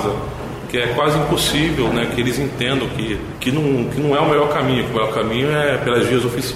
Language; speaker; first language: Portuguese; native; Portuguese